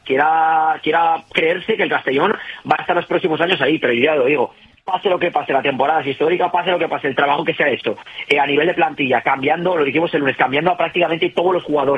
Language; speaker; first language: Spanish; native; Spanish